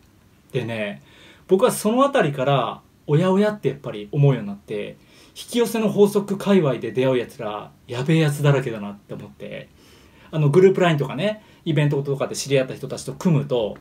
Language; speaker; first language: Japanese; native; Japanese